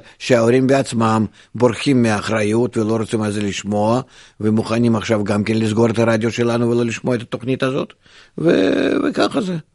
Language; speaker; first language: Hebrew; non-native, fluent; Russian